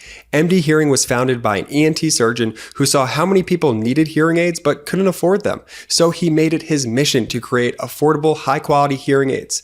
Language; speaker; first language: English; native; English